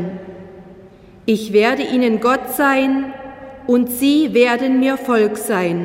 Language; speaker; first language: German; native; German